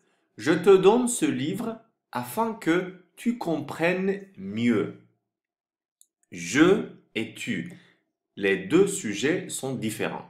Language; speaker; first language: French; non-native, fluent; Turkish